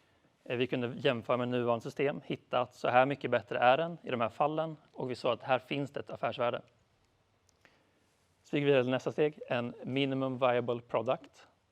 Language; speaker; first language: Swedish; native; Swedish